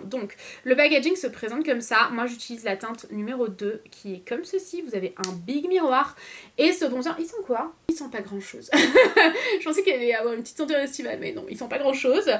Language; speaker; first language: French; native; French